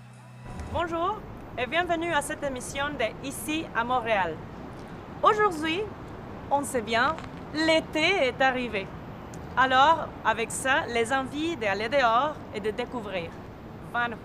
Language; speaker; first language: French; native; French